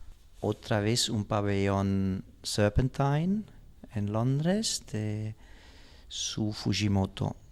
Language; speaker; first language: Spanish; non-native, fluent; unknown